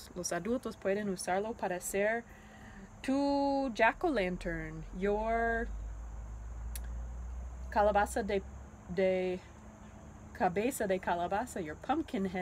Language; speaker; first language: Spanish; non-native, learner; English